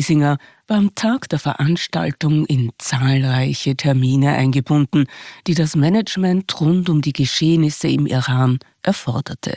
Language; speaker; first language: German; native; German